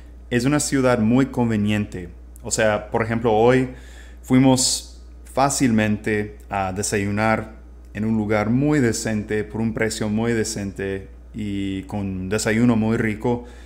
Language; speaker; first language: Spanish; non-native, fluent; English